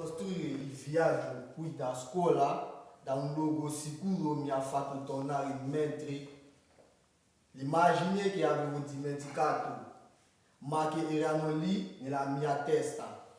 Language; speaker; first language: Italian; non-native, learner; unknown